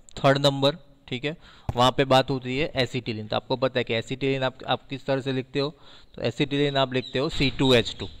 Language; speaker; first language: Hindi; non-native, local second language; Gujarati